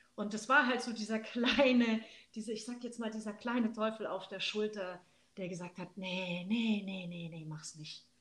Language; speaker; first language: German; native; German